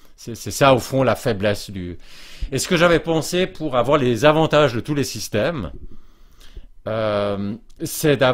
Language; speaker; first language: French; native; French